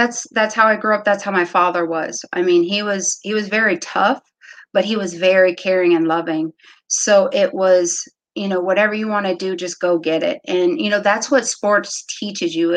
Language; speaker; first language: English; native; English